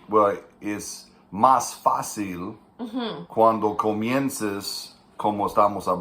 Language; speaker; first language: Spanish; non-native, fluent; English